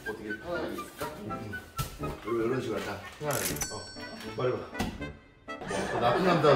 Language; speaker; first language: Korean; native; Korean